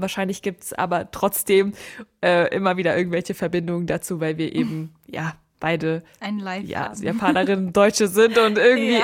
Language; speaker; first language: German; native; German